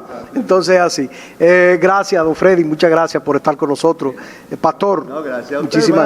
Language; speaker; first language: Spanish; native; Spanish